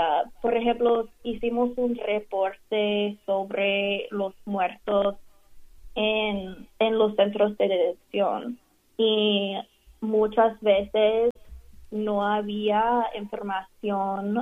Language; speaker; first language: Spanish; non-native, fluent; English